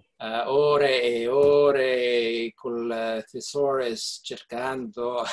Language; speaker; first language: Italian; early bilingual, heritage; Italian